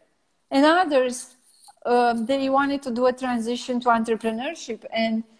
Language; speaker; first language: English; non-native, fluent; Romanian